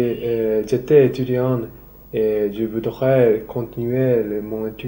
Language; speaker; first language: French; non-native, learner; Japanese